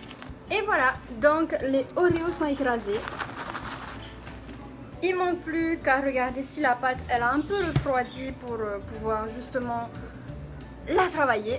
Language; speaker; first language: French; native; French